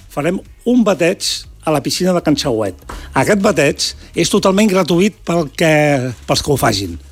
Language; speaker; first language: Catalan; native; Catalan